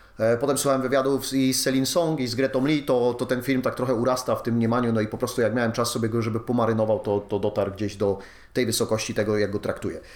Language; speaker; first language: Polish; native; Polish